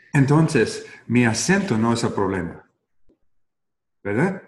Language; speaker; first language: Spanish; non-native, learner; English